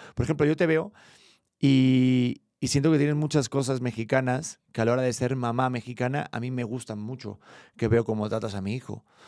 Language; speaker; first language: Spanish; native; Spanish